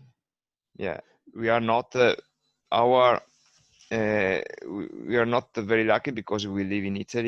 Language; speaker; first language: English; non-native, learner; Italian